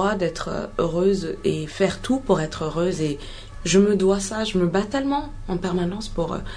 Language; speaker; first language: French; non-native, local second language; Bambara